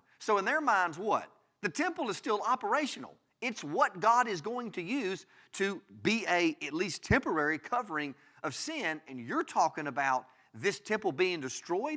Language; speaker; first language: English; native; English